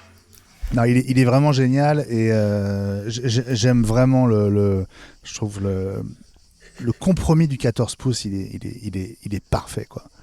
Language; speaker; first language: French; native; French